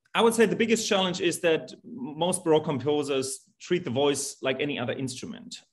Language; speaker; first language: English; non-native, fluent; German